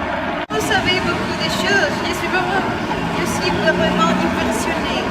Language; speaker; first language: French; non-native, learner; Spanish